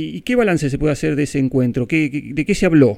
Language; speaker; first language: Spanish; native; Spanish